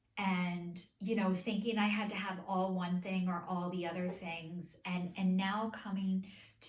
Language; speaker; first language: English; native; English